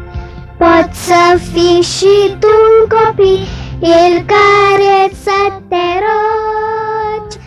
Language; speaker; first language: Romanian; early bilingual, heritage; Romanian